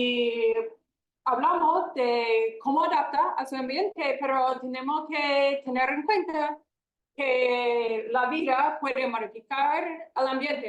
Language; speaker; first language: Spanish; non-native, fluent; English